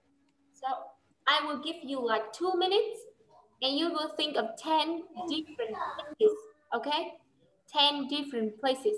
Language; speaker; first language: English; non-native, fluent; Vietnamese